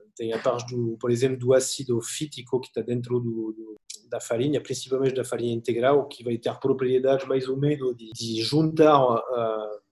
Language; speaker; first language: Portuguese; non-native, learner; French